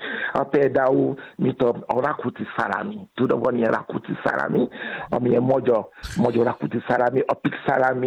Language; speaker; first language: Hungarian; non-native, fluent; Yoruba